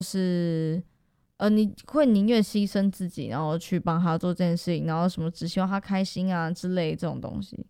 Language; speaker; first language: Chinese; native; Chinese